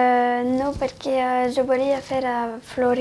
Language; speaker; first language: Catalan; non-native, learner; French